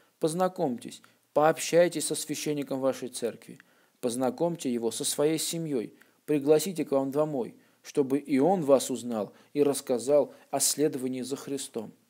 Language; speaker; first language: Russian; non-native, local second language; Armenian